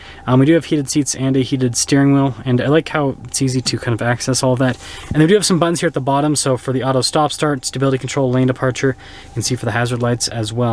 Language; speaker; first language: English; native; English